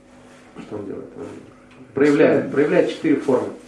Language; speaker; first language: Russian; native; Russian